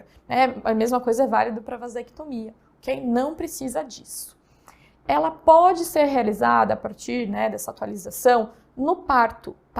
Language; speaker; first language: Portuguese; native; Portuguese